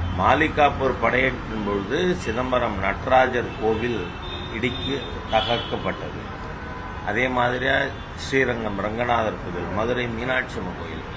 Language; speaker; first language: Tamil; native; Tamil